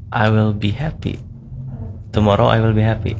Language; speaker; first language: English; non-native, learner; Indonesian